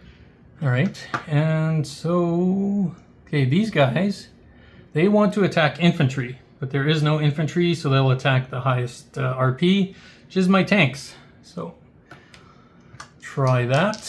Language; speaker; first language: English; native; English